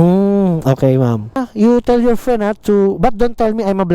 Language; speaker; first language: English; non-native, learner; Filipino